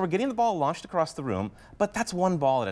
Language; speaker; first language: English; native; English